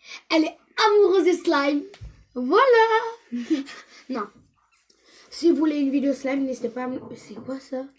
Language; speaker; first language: French; native; French